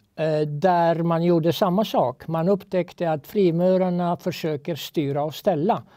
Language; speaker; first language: Swedish; non-native, fluent; Estonian